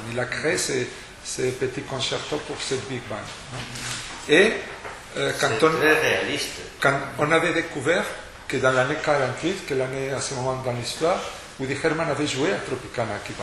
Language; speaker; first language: French; non-native, fluent; Spanish